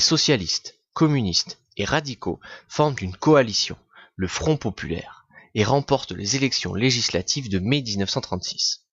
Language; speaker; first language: French; native; French